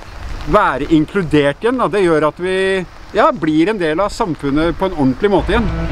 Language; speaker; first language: Norwegian; native; Norwegian